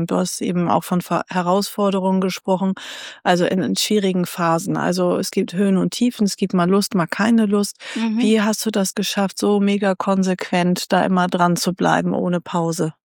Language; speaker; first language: German; native; German